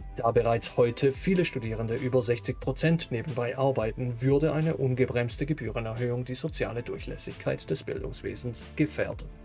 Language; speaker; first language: German; native; German